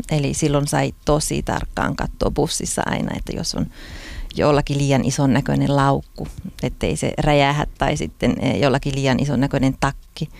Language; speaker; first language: Finnish; early bilingual, heritage; Finnish